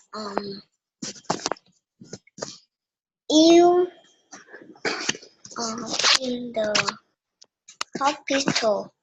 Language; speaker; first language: English; non-native, learner; Vietnamese